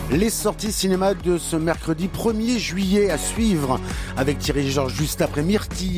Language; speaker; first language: French; native; French